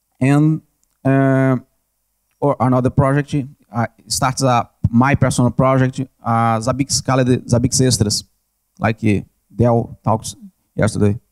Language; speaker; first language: English; non-native, learner; Portuguese